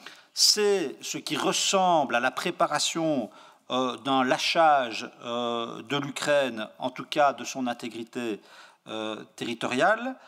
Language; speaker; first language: French; native; French